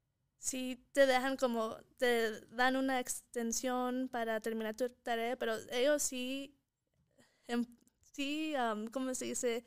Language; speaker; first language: Spanish; early bilingual, heritage; Spanish